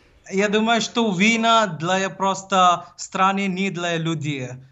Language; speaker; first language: Russian; non-native, learner; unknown